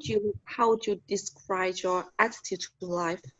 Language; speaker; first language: English; non-native, learner; Vietnamese